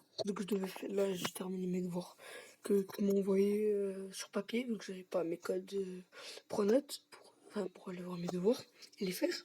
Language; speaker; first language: French; native; French